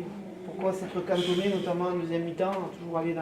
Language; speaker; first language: French; native; French